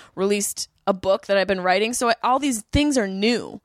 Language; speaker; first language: English; native; English